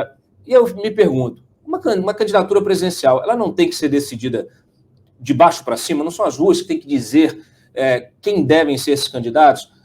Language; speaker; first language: Portuguese; native; Portuguese